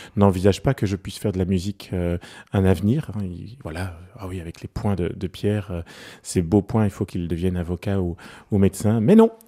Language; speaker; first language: French; native; French